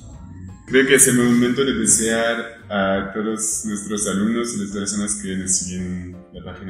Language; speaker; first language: Spanish; non-native, fluent; French